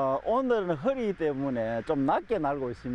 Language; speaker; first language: Korean; native; Korean